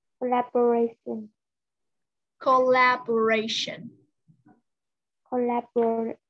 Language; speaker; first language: English; non-native, fluent; Vietnamese